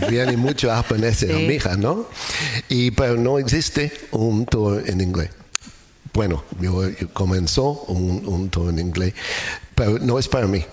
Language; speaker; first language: Spanish; non-native, learner; English